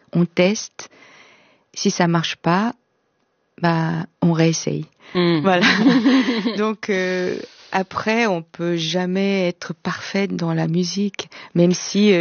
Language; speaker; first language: French; non-native, fluent; Korean